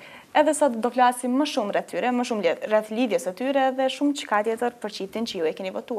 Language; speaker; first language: Albanian; native; Albanian